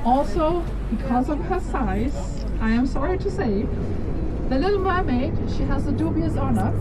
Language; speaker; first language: English; non-native, fluent; Danish